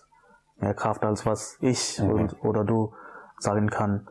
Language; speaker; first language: German; non-native, fluent; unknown